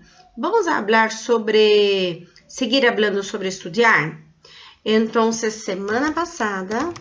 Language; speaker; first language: Spanish; non-native, fluent; Portuguese